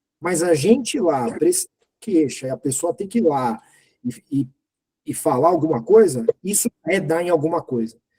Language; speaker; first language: Portuguese; native; Portuguese